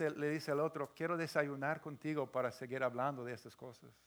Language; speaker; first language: Spanish; non-native, fluent; English